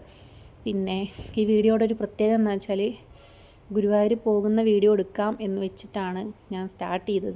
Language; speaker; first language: Malayalam; native; Malayalam